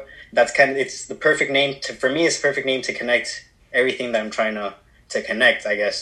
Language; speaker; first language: English; native; English